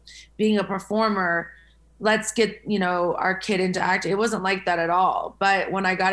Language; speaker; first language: English; native; English